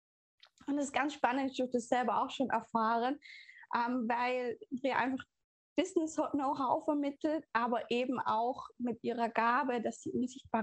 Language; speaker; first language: German; native; German